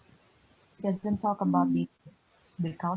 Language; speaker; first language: English; non-native, fluent; Indonesian